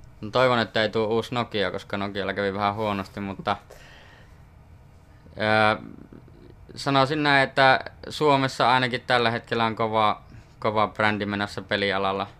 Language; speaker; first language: Finnish; native; Finnish